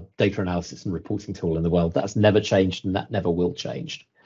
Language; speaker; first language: English; native; English